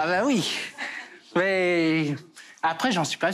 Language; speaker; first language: French; early bilingual, other home language; Portuguese